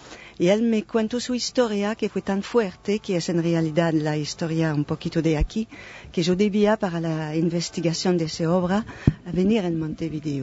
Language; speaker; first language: Spanish; non-native, fluent; French